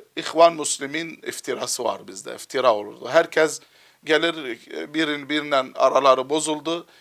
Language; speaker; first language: Turkish; non-native, fluent; Arabic